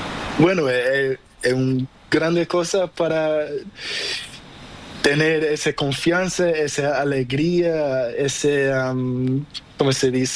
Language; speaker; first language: Spanish; non-native, learner; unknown